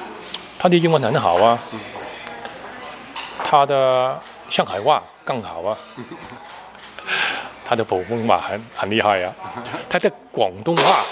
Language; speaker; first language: Chinese; non-native, fluent; Cantonese